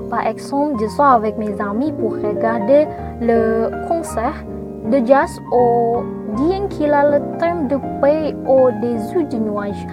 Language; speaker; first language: French; non-native, learner; Indonesian